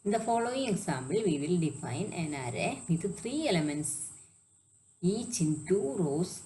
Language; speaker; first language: English; non-native, local second language; Malayalam